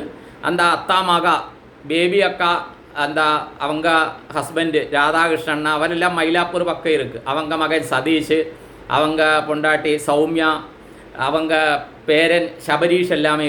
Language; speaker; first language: Tamil; non-native, learner; Malayalam